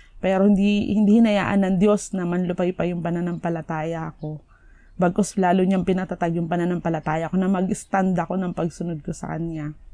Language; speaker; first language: Filipino; native; Filipino